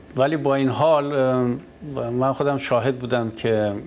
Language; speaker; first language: Persian; native; Persian